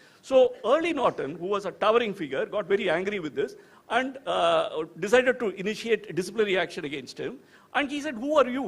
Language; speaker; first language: English; non-native, local second language; Tamil